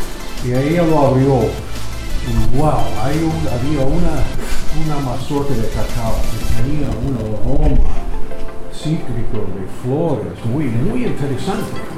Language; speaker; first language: Spanish; non-native, learner; English